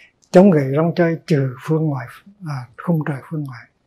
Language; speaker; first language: Vietnamese; native; Vietnamese